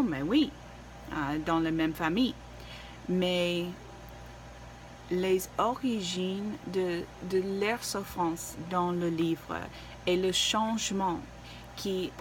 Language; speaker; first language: French; non-native, learner; English